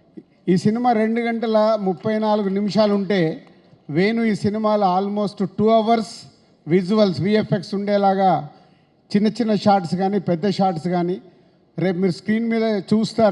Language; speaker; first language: Telugu; native; Telugu